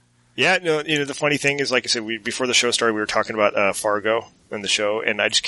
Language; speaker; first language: English; native; English